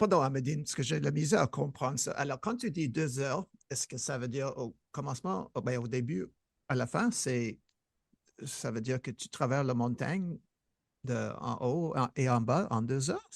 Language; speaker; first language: French; non-native, fluent; English